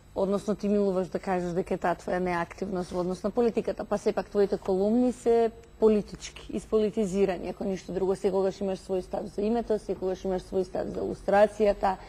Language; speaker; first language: Macedonian; native; Macedonian